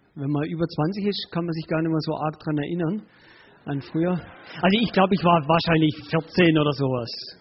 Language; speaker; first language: German; early bilingual, other home language; Spanish